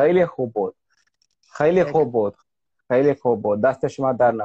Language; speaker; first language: Persian; non-native, fluent; Hindi